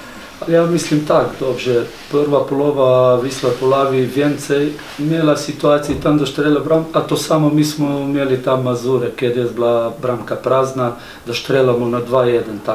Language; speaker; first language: Polish; non-native, learner; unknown